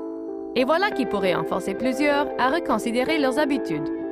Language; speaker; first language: French; native; French